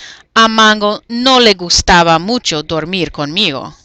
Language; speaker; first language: Spanish; non-native, fluent; English